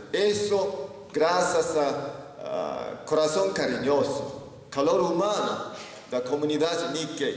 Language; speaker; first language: Spanish; non-native, learner; Japanese